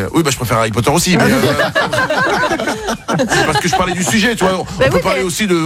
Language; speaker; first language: French; native; French